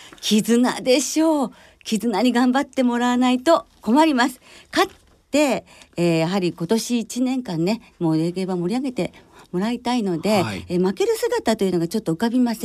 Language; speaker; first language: Japanese; native; Japanese